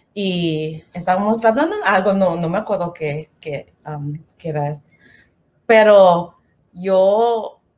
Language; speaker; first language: Spanish; non-native, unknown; English